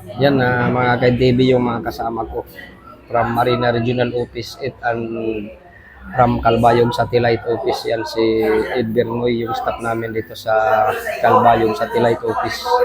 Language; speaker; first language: Filipino; non-native, local second language; Waray